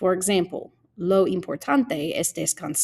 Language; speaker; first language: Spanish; non-native, fluent; English